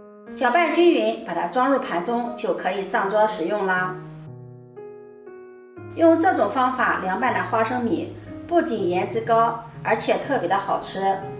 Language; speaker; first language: Chinese; native; Chinese